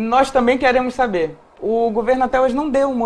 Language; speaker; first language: Portuguese; native; Portuguese